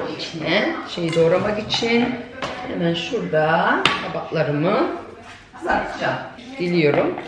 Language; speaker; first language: Turkish; early bilingual, heritage; Turkish